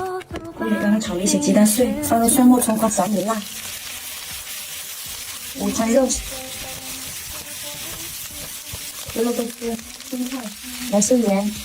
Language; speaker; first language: Chinese; native; Chinese